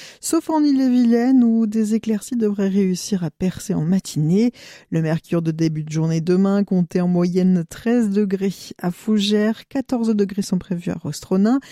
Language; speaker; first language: French; native; French